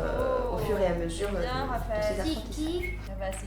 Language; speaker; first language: French; native; French